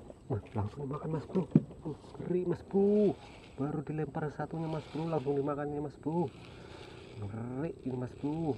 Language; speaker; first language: Indonesian; native; Indonesian